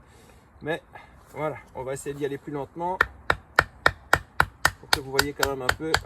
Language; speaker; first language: French; native; French